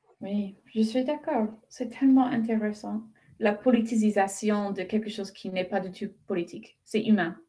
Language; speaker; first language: French; non-native, fluent; English